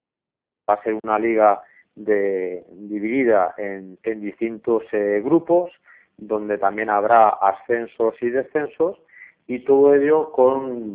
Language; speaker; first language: Spanish; native; Spanish